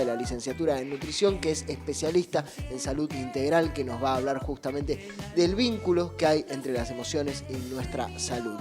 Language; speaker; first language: Spanish; native; Spanish